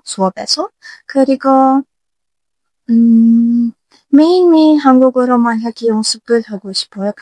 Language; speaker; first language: Korean; non-native, learner; Turkish